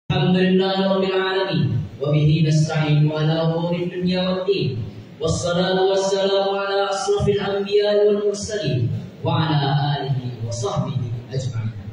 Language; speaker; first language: Arabic; non-native, learner; Indonesian